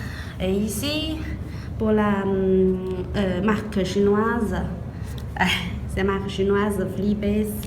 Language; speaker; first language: French; non-native, fluent; Chinese